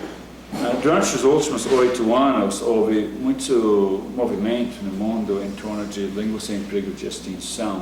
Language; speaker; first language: Portuguese; non-native, fluent; English